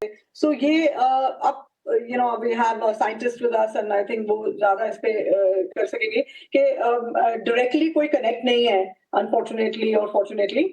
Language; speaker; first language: Hindi; native; Hindi